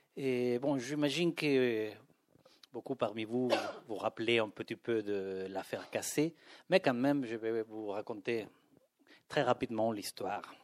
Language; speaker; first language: French; non-native, fluent; Spanish